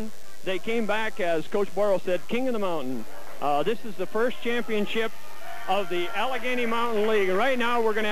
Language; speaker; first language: English; native; English